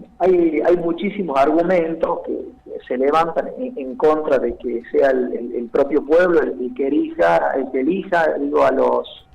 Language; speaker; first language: Spanish; native; Spanish